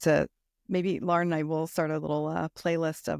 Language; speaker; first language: English; native; English